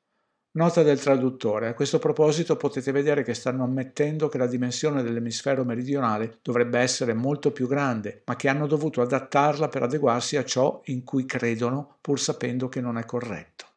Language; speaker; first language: Italian; native; Italian